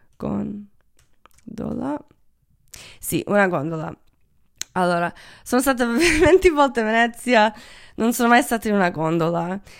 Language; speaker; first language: Italian; non-native, fluent; Croatian